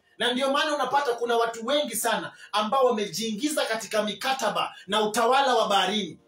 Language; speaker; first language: Swahili; native; Swahili